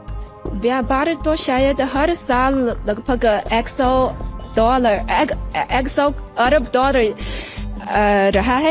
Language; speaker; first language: Hindi; non-native, fluent; Chinese